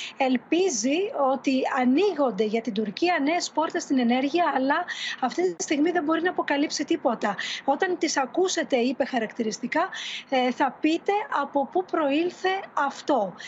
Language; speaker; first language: Greek; native; Greek